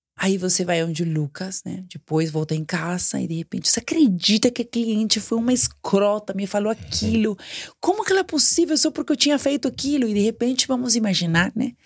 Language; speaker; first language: Portuguese; non-native, fluent; Spanish